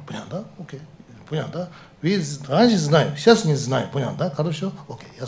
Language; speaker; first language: Russian; non-native, learner; Tibetan